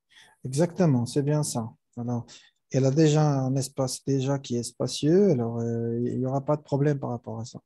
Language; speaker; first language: French; non-native, local second language; Arabic